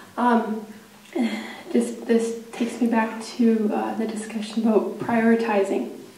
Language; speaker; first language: English; native; English